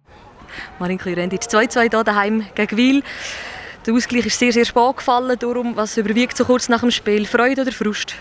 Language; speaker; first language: German; native; German